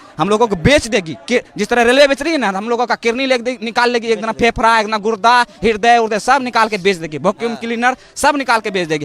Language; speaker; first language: Hindi; native; Hindi